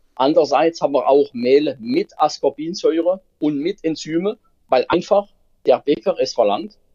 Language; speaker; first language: German; non-native, fluent; French